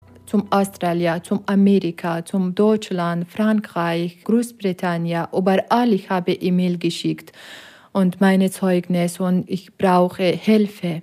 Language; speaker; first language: German; non-native, learner; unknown